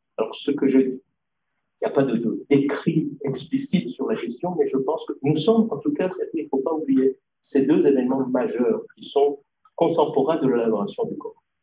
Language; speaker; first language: French; non-native, local second language; Arabic